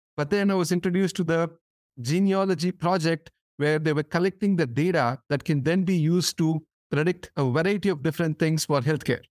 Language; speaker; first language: English; non-native, local second language; Tamil